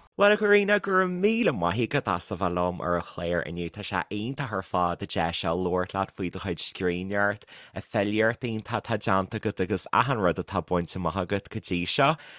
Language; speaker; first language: Irish; native; Irish